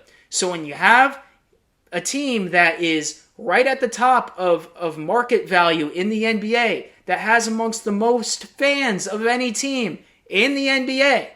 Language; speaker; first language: English; native; English